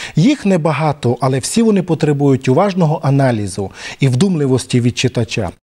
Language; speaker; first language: Ukrainian; non-native, local second language; Romany